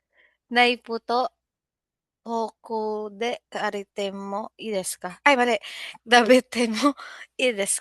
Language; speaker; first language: Japanese; non-native, learner; Filipino